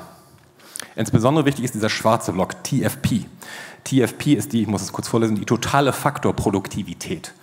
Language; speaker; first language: German; native; German